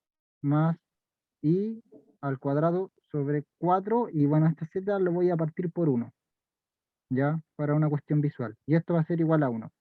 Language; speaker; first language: Spanish; native; Spanish